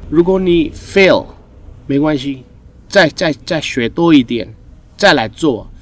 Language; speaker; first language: Chinese; non-native, fluent; Hindi